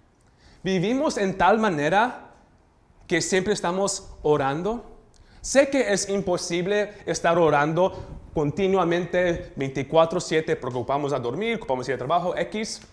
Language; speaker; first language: Spanish; early bilingual, heritage; Spanish